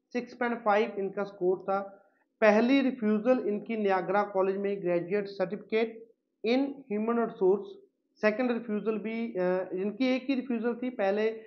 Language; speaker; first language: Hindi; non-native, local second language; Punjabi